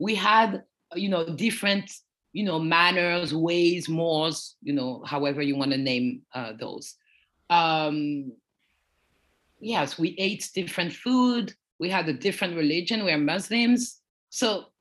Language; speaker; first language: English; non-native, fluent; French